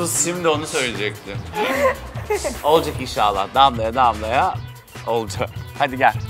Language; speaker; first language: Turkish; native; Turkish